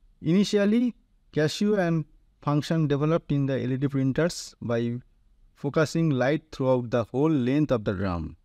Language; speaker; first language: English; non-native, local second language; Bangla